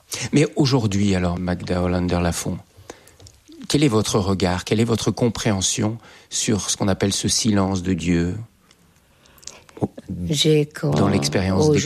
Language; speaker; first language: French; native; French